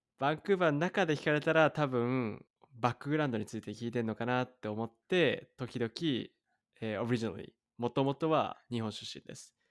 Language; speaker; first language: Japanese; native; Japanese